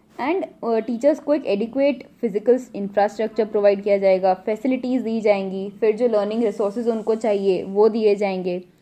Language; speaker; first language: Hindi; non-native, local second language; Gujarati